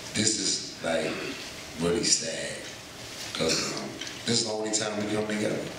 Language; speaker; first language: English; native; English